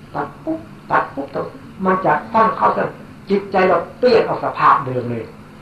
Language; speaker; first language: Thai; native; Thai